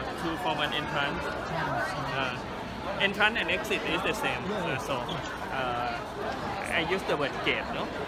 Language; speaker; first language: English; non-native, learner; Thai